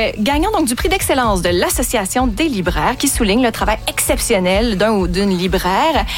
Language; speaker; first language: French; native; French